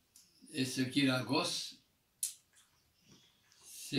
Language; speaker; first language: French; non-native, fluent; Armenian